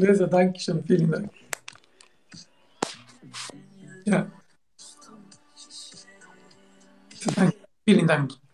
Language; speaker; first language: German; non-native, learner; Turkish